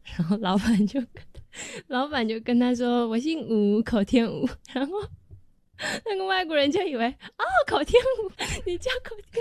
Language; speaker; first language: Chinese; native; Chinese